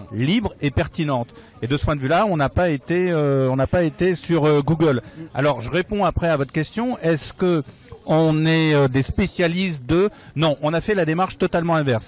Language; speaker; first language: French; native; French